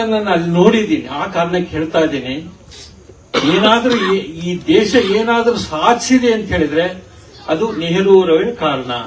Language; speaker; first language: Kannada; native; Kannada